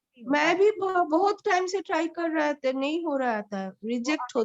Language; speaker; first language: Hindi; non-native, local second language; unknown